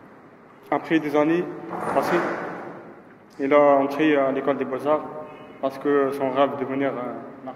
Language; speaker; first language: French; non-native, learner; Arabic